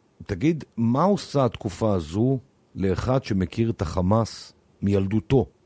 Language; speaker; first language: Hebrew; native; Hebrew